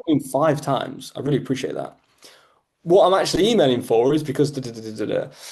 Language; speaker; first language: English; native; English